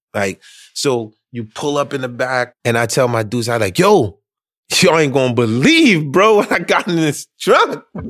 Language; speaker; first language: English; early bilingual, other home language; Haitian Creole